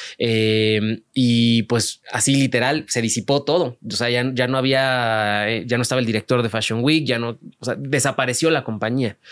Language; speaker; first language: Spanish; native; Spanish